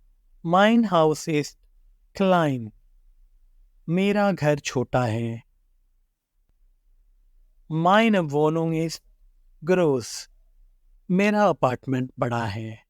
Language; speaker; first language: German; non-native, fluent; Urdu